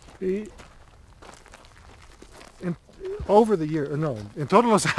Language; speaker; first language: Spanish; non-native, learner; English